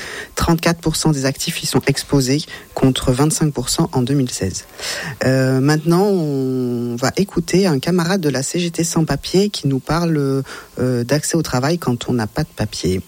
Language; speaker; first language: French; native; French